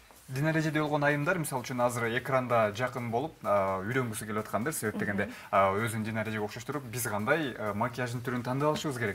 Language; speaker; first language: Kyrgyz; native; Kyrgyz